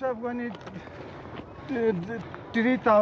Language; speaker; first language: Turkish; non-native, learner; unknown